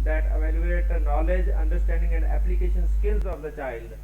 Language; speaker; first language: English; non-native, local second language; Punjabi